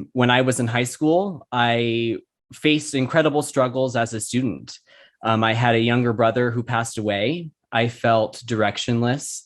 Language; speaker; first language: English; native; English